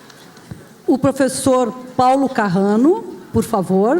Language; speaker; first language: Portuguese; native; Portuguese